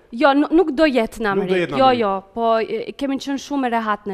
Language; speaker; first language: Albanian; early bilingual, heritage; Spanish